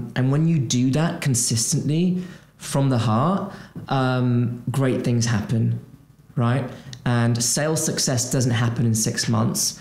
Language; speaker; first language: English; non-native, fluent; Portuguese